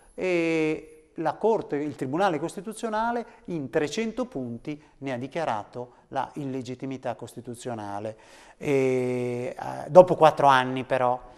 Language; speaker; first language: Italian; native; Italian